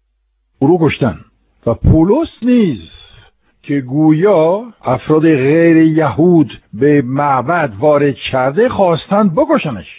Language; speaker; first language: Persian; non-native, fluent; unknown